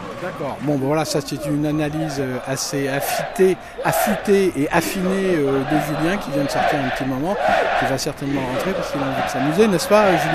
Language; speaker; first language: French; native; French